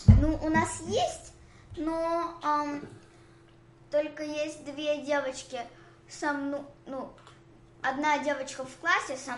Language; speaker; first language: Russian; early bilingual, heritage; Russian